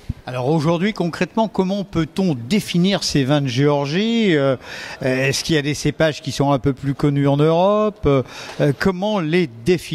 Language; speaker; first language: French; native; French